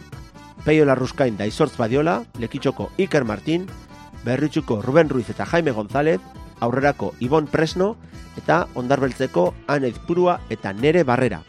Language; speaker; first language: Basque; native; Basque